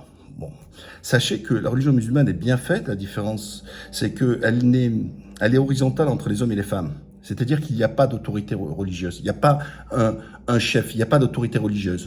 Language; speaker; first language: French; native; French